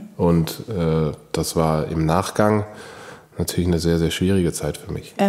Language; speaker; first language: German; native; German